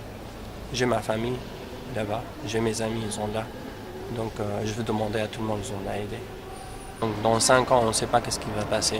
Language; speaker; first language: French; non-native, learner; Kurdish